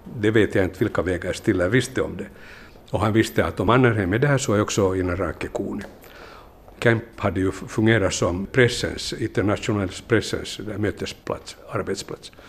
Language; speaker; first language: Swedish; native; Swedish